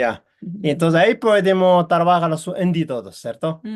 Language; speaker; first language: Spanish; non-native, learner; Tibetan